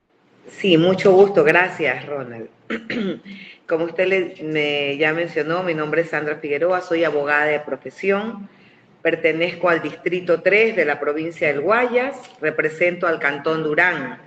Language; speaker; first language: Spanish; native; Spanish